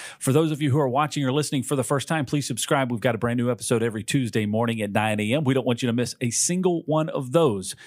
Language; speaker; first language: English; native; English